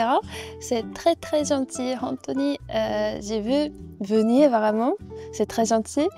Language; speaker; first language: French; non-native, fluent; Japanese